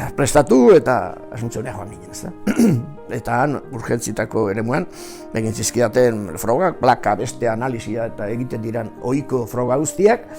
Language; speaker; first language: Basque; native; Basque